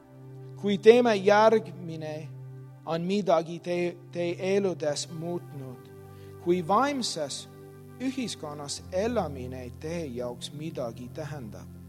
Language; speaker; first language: Estonian; non-native, learner; English